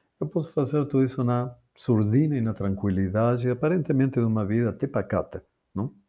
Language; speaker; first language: Portuguese; non-native, fluent; Spanish